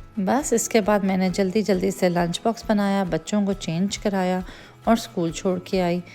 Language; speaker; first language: Urdu; native; Urdu